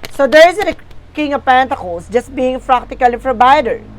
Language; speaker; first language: English; non-native, local second language; Filipino